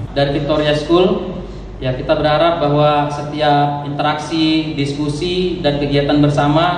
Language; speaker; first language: Indonesian; native; Indonesian